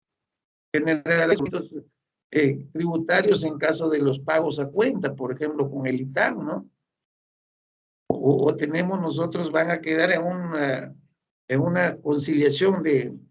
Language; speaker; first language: Spanish; native; Spanish